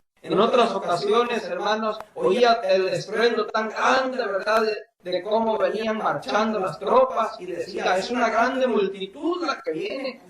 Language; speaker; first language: Spanish; native; Spanish